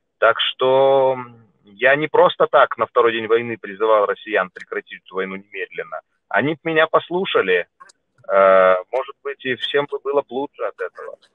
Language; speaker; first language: Russian; native; Russian